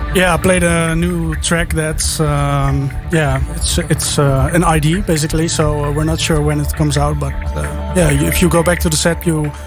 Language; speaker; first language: English; non-native, fluent; Dutch